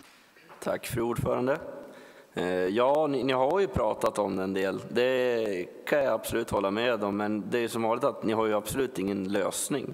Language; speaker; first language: Swedish; native; Swedish